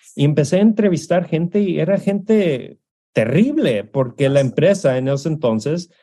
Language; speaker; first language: Spanish; early bilingual, heritage; Spanish